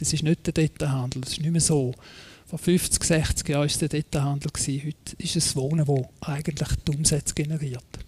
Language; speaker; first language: German; native; German